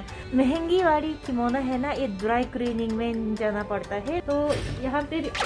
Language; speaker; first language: Hindi; non-native, fluent; Japanese